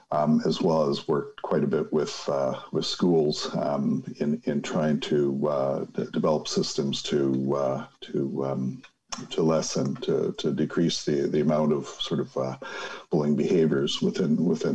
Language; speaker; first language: English; native; English